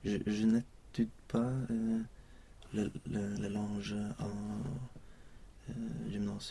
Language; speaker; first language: French; non-native, learner; Swedish